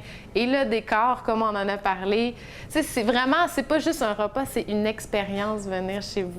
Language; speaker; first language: French; native; French